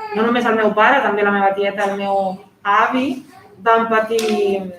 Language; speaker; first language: Catalan; non-native, fluent; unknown